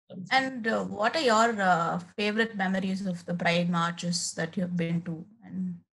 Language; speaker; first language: English; non-native, local second language; Tamil